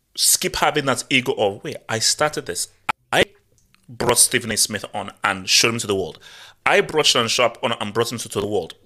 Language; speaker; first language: English; non-native, local second language; Yoruba